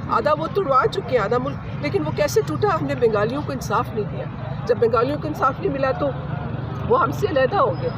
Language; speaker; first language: Urdu; non-native, local second language; Punjabi